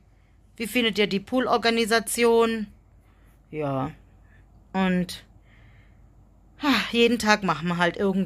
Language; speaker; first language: German; native; German